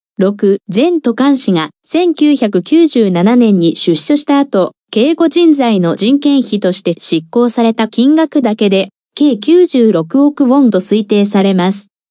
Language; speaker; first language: Japanese; non-native, fluent; Korean